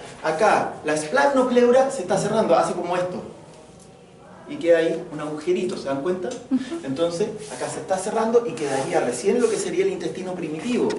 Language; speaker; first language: Spanish; native; Spanish